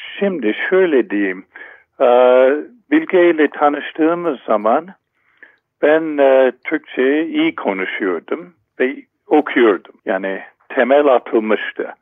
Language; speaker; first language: Turkish; non-native, fluent; English